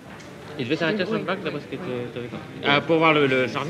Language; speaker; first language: French; native; French